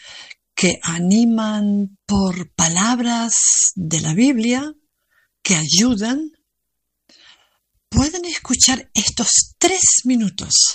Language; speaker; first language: Spanish; non-native, learner; German